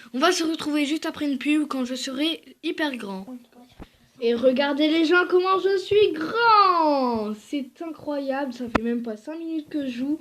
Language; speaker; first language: French; native; French